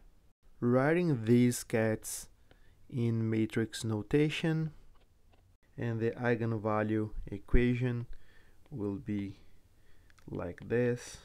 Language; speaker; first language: English; non-native, fluent; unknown